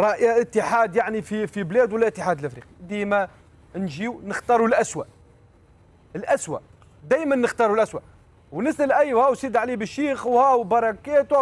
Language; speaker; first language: Arabic; native; Arabic